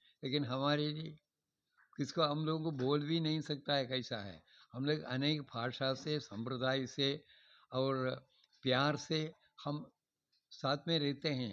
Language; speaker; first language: Hindi; non-native, local second language; Malayalam